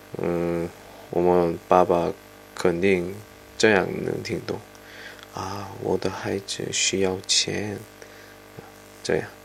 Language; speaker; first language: Chinese; non-native, fluent; Korean